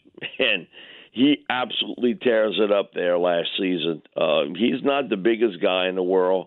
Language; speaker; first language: English; native; English